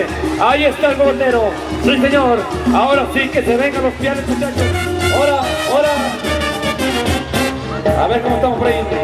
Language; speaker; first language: Spanish; native; Spanish